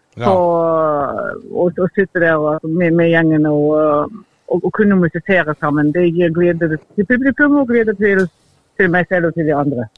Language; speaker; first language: Norwegian; non-native, fluent; German